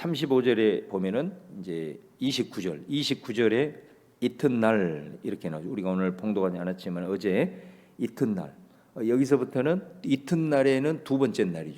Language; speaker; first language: Korean; native; Korean